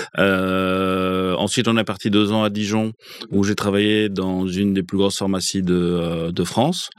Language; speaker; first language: French; native; French